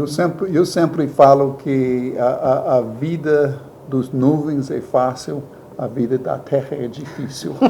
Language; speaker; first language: Portuguese; non-native, learner; English